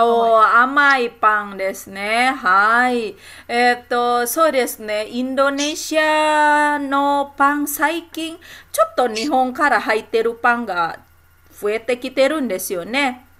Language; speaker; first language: Japanese; non-native, fluent; Indonesian